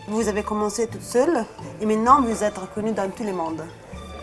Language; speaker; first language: French; non-native, learner; Italian